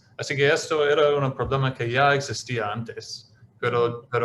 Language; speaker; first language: Spanish; non-native, fluent; English